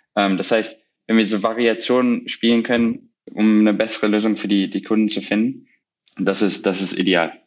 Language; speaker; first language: German; native; German